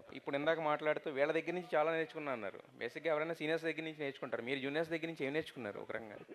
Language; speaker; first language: Telugu; native; Telugu